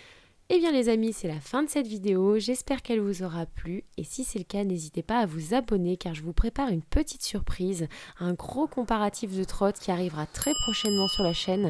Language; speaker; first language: French; native; French